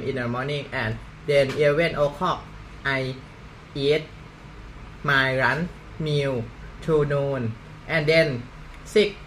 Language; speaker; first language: English; non-native, learner; Thai